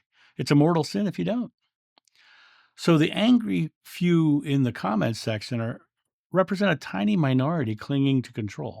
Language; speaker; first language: English; native; English